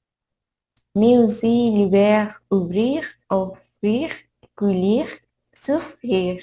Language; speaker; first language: French; non-native, learner; Spanish